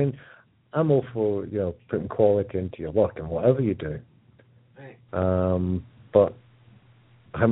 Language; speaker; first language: English; native; English